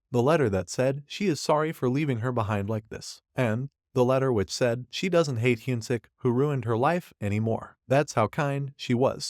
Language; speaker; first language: English; non-native, local second language; Hindi